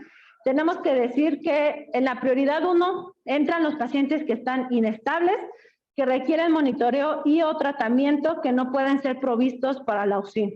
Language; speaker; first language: Spanish; native; Spanish